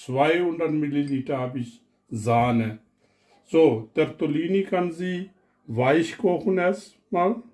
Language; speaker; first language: German; non-native, learner; Urdu